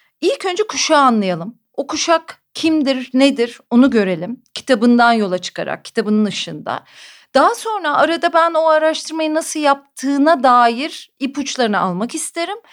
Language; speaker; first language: Turkish; native; Turkish